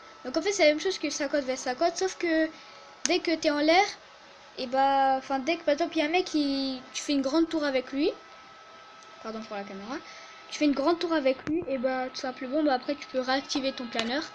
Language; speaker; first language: French; native; French